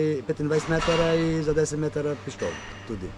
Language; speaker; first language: Slovenian; non-native, learner; Macedonian